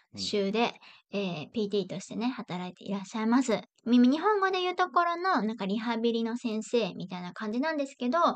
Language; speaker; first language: Japanese; native; Japanese